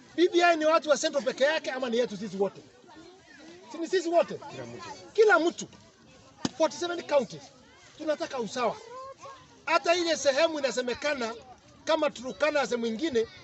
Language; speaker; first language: Swahili; non-native, local second language; Kikuyu